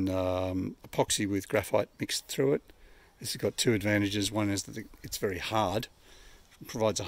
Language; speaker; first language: English; native; English